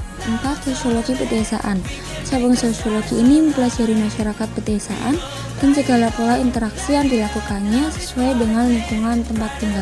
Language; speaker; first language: Indonesian; native; Indonesian